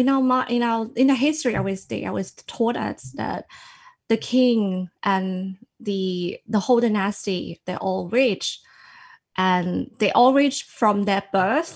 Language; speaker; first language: English; non-native, fluent; Thai